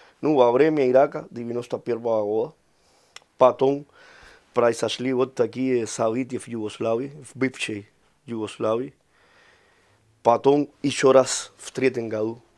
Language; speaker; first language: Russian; non-native, fluent; Spanish